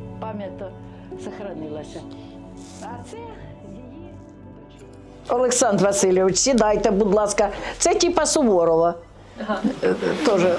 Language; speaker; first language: Ukrainian; native; Ukrainian